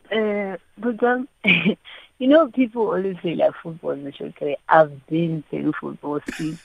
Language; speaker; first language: English; non-native, local second language; Xhosa